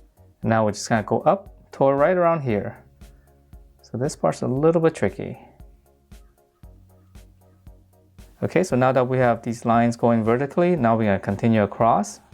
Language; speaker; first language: English; native; English